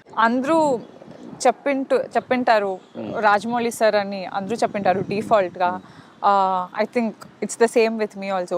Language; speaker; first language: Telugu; non-native, fluent; Kannada